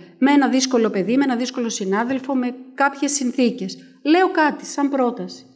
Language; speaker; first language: Greek; native; Greek